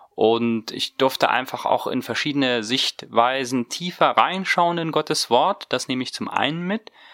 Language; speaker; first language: German; early bilingual, heritage; German